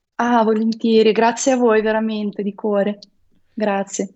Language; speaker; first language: Italian; non-native, fluent; Russian